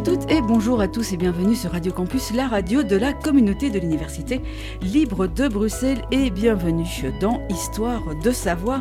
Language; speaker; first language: French; native; French